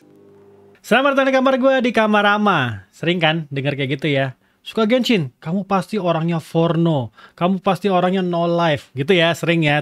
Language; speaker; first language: Indonesian; native; Indonesian